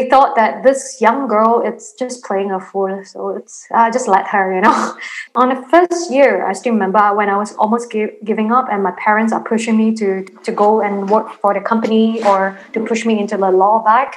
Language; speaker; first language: English; non-native, local second language; Chinese